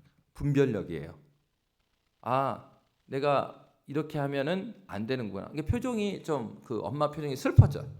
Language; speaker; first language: Korean; native; Korean